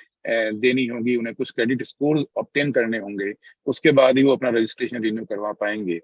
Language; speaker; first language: Hindi; native; Hindi